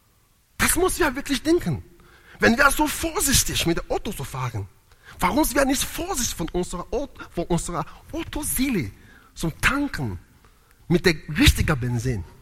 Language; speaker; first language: German; non-native, learner; Italian